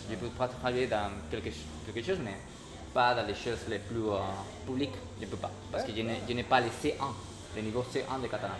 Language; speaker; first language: French; non-native, learner; Spanish